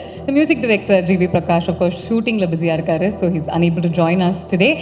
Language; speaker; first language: English; non-native, local second language; Tamil